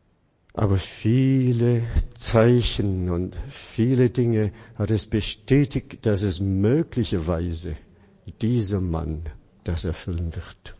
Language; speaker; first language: German; non-native, fluent; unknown